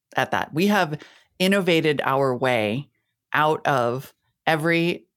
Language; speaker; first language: English; native; English